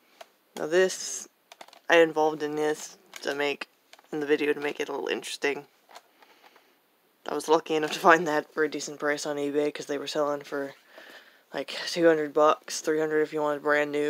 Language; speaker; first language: English; native; English